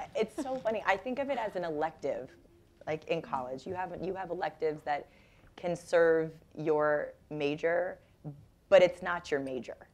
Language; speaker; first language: English; native; English